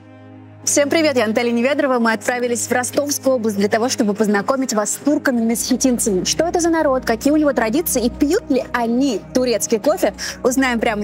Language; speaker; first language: Russian; native; Russian